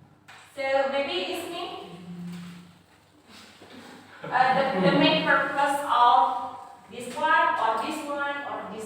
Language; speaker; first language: English; non-native, fluent; Indonesian